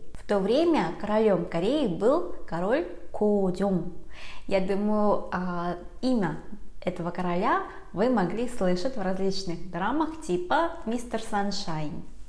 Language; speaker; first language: Russian; early bilingual, other home language; Korean